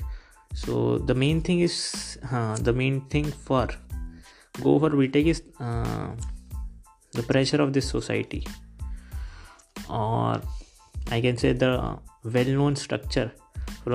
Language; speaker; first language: English; non-native, local second language; Hindi